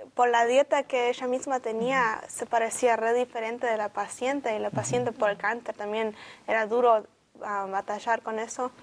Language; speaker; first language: Spanish; early bilingual, heritage; Spanish